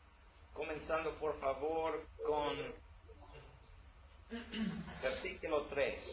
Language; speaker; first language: Spanish; non-native, learner; English